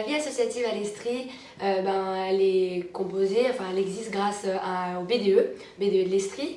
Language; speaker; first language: French; native; French